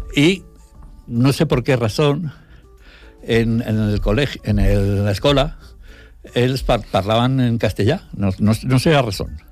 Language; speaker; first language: Catalan; non-native, learner; Spanish